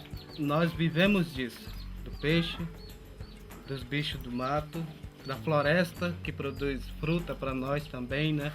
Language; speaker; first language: Portuguese; non-native, local second language; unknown